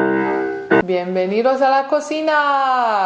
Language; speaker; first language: Spanish; non-native, fluent; English